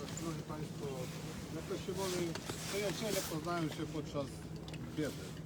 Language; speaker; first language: Polish; non-native, fluent; Ukrainian